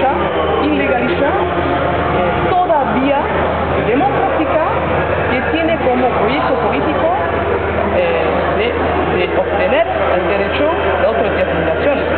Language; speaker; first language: Spanish; non-native, learner; French